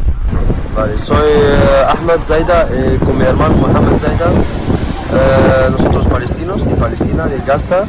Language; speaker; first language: Spanish; non-native, learner; Arabic